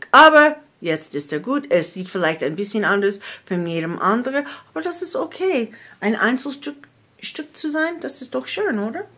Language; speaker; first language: German; non-native, fluent; English